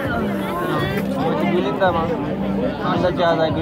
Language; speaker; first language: Chinese; non-native, learner; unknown